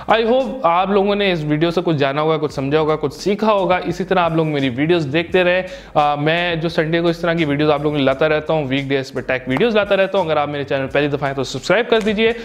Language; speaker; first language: Urdu; native; Urdu